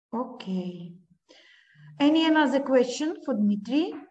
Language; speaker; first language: English; non-native, learner; Ukrainian